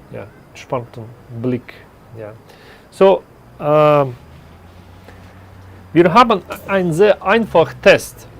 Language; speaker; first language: German; non-native, learner; Russian